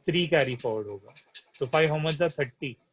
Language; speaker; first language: English; non-native, local second language; Hindi